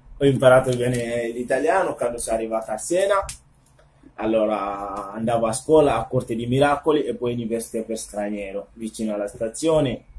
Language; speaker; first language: Italian; non-native, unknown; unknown